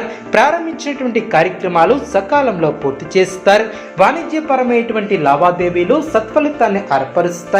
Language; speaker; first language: Telugu; native; Telugu